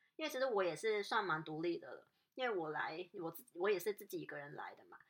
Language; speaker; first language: Chinese; non-native, local second language; Cantonese